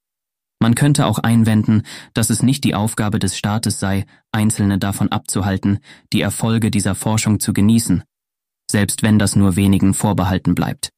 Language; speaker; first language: German; native; German